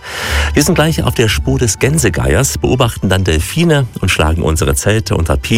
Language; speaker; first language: German; native; German